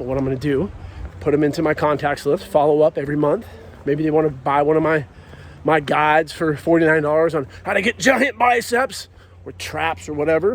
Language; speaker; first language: English; native; English